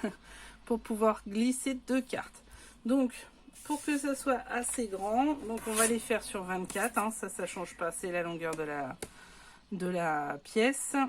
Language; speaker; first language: French; native; French